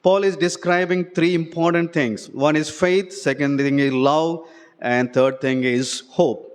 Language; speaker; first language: English; non-native, local second language; Telugu